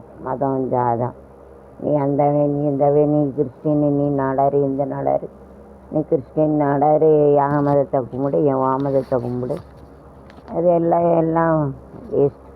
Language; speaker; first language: Tamil; native; Tamil